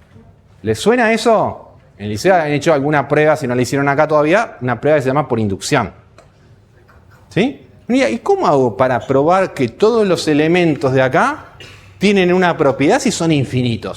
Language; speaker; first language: Spanish; native; Spanish